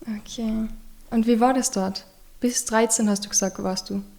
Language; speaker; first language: German; native; German